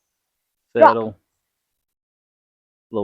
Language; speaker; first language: English; native; English